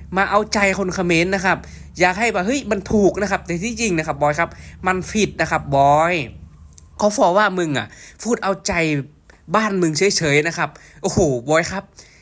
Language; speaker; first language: Thai; native; Thai